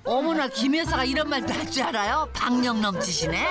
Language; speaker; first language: Korean; native; Korean